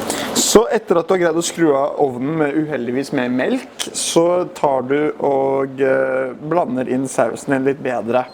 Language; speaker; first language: Norwegian; native; Norwegian